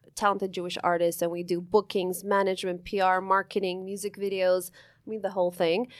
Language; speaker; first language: English; early bilingual, other home language; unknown